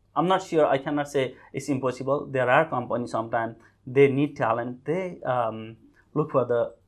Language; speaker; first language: English; non-native, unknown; Nepali